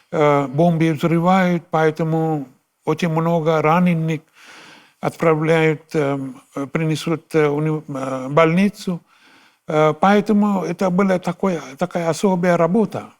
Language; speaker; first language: Russian; non-native, fluent; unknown